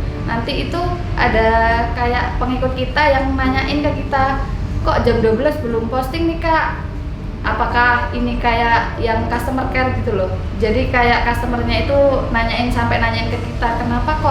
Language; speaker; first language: Indonesian; native; Indonesian